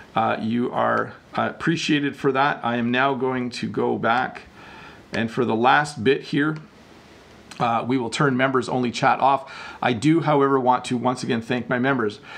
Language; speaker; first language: English; native; English